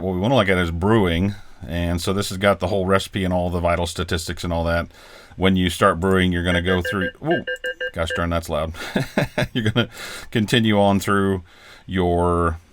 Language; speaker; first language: English; native; English